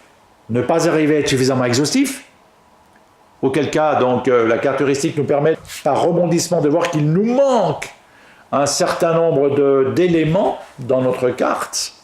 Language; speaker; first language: French; native; French